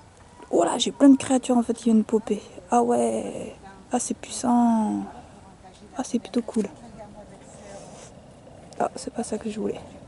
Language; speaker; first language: French; native; French